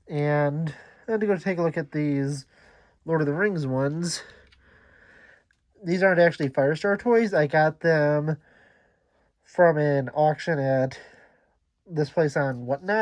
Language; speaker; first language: English; native; English